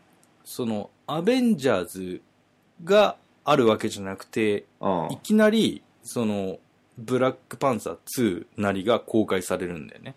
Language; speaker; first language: Japanese; native; Japanese